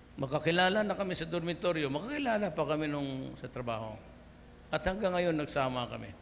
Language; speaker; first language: Filipino; non-native, local second language; Cebuano